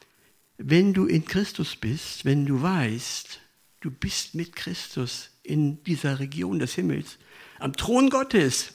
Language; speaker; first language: German; native; German